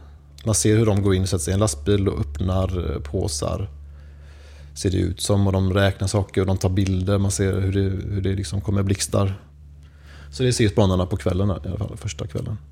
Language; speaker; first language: Swedish; native; Swedish